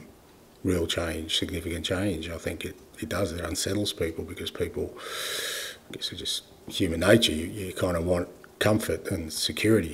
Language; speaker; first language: English; native; English